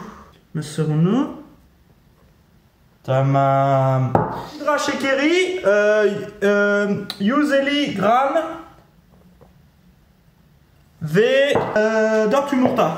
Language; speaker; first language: Turkish; non-native, learner; French